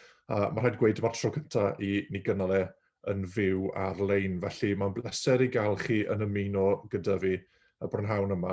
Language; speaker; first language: Welsh; native; Welsh